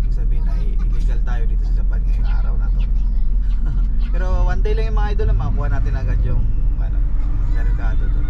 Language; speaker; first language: Filipino; native; Filipino